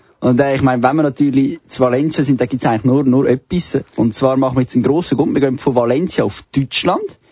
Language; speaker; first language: German; native; German